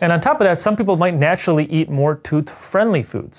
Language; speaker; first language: English; native; English